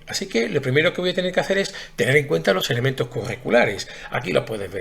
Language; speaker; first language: Spanish; native; Spanish